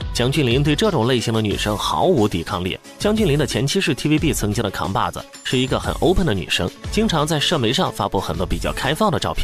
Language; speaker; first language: Chinese; native; Chinese